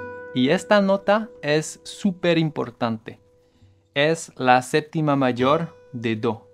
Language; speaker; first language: Spanish; non-native, fluent; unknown